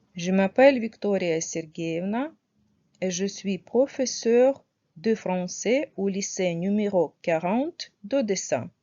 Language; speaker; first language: French; non-native, fluent; Russian